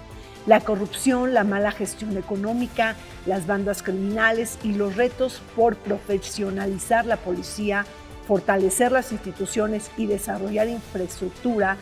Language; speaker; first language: Spanish; native; Spanish